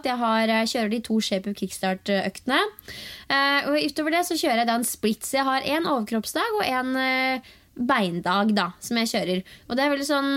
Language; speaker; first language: Norwegian; native; Norwegian